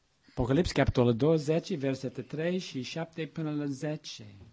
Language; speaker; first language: Romanian; non-native, learner; English